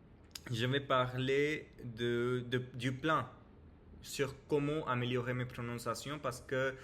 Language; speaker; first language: French; non-native, learner; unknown